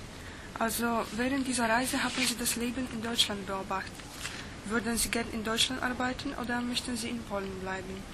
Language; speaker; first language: German; non-native, fluent; Polish